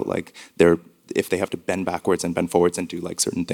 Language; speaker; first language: English; native; English